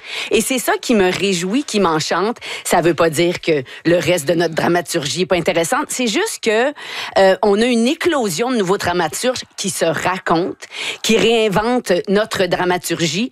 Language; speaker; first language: French; native; French